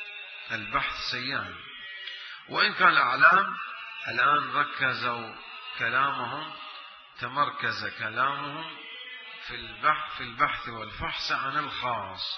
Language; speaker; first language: Arabic; native; Arabic